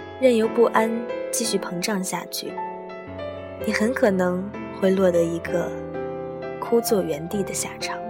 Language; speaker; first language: Chinese; native; Chinese